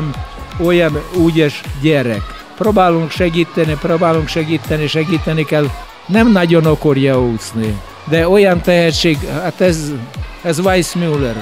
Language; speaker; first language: Hungarian; non-native, learner; Russian